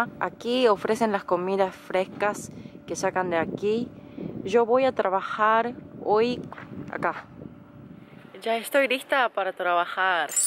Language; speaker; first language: Spanish; non-native, learner; Japanese